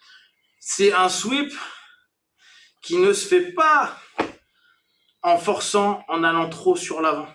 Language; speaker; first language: French; native; French